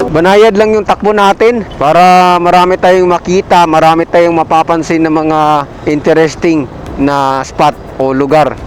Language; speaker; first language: Filipino; non-native, local second language; Cebuano